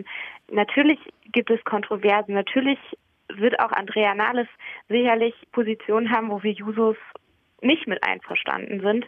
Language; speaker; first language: German; native; German